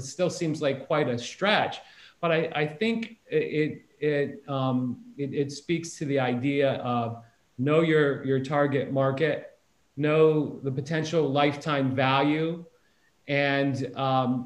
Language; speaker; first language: English; native; English